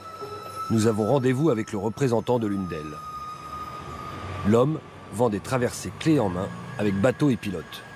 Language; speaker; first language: French; native; French